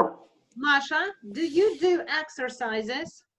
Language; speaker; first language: English; non-native, fluent; Russian